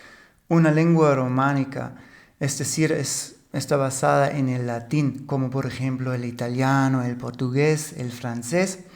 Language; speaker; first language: Spanish; non-native, fluent; German